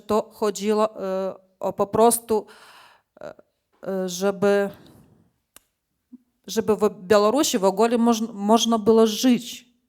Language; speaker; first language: Polish; non-native, fluent; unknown